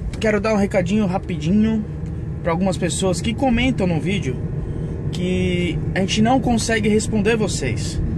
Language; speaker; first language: Portuguese; native; Portuguese